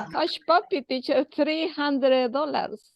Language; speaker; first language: English; non-native, learner; Spanish